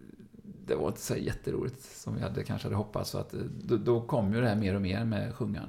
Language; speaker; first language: Swedish; native; Swedish